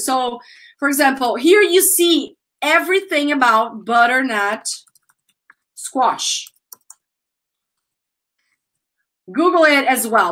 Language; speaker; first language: English; non-native, fluent; Portuguese